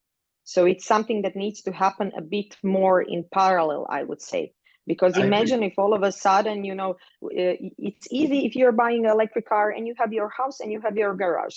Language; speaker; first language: English; non-native, fluent; Croatian